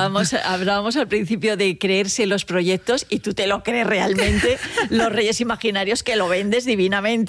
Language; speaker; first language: Spanish; native; Spanish